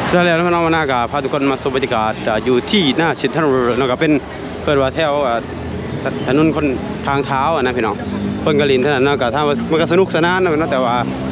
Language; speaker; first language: Thai; native; Thai